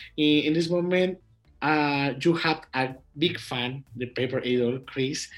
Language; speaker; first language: English; non-native, learner; Spanish